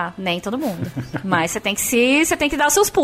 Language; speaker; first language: Portuguese; native; Portuguese